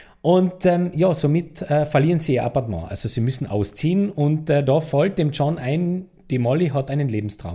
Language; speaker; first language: German; native; German